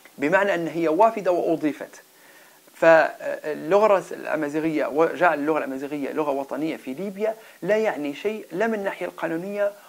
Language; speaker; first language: Arabic; non-native, local second language; Berber languages